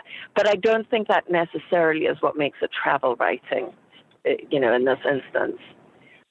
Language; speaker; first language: English; native; English